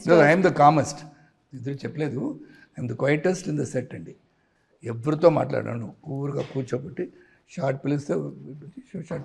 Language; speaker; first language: Telugu; non-native, fluent; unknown